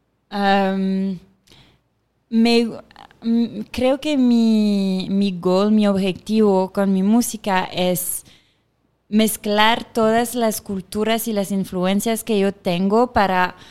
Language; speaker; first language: Spanish; non-native, fluent; French